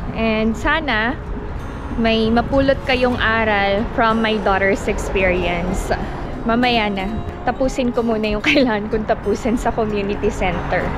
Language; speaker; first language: Filipino; native; Filipino